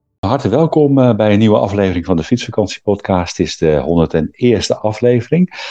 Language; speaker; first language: Dutch; native; Dutch